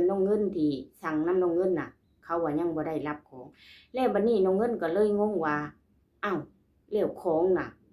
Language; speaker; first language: Thai; non-native, local second language; Lao